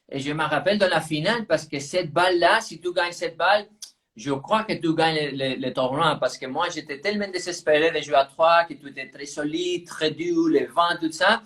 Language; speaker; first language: French; non-native, fluent; Spanish